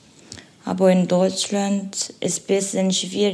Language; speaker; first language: German; non-native, learner; Korean